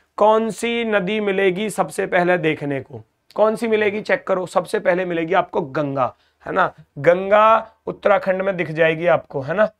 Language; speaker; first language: Hindi; native; Hindi